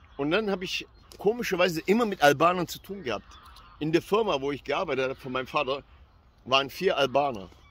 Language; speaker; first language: German; early bilingual, other home language; Albanian